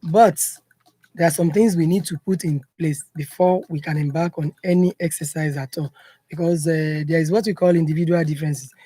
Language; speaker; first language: English; non-native, local second language; Yoruba